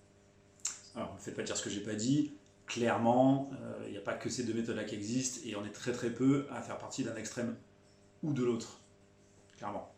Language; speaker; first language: French; native; French